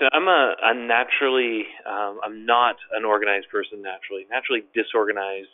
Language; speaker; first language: English; native; English